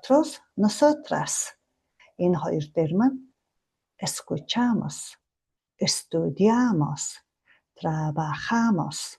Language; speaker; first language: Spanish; non-native, fluent; Mongolian